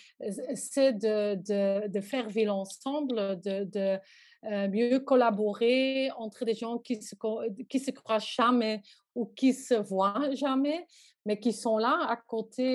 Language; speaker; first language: French; non-native, local second language; Dutch